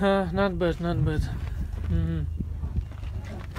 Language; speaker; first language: English; non-native, learner; Russian